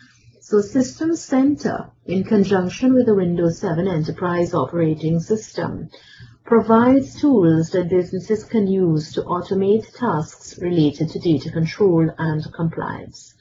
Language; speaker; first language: English; native; English